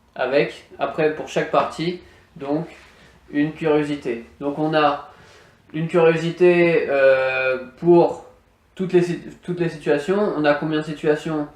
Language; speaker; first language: French; native; French